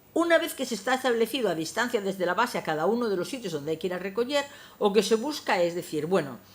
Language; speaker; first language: Spanish; non-native, local second language; Galician